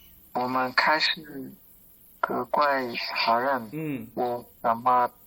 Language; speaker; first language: Chinese; non-native, learner; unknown